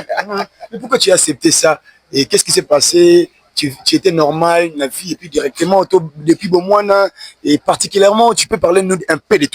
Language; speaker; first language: French; non-native, local second language; Lingala